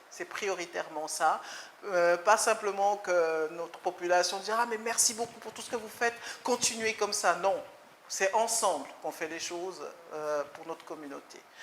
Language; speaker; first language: French; early bilingual, other home language; Lingala